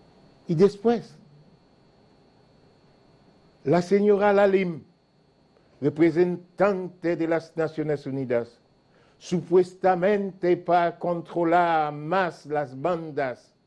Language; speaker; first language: Spanish; non-native, fluent; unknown